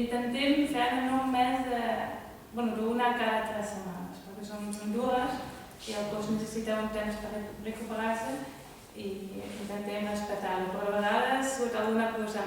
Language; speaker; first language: Catalan; non-native, fluent; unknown